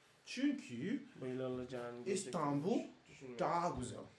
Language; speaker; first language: Turkish; non-native, learner; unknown